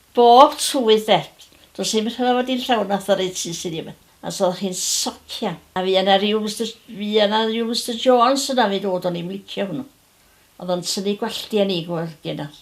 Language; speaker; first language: Welsh; native; Welsh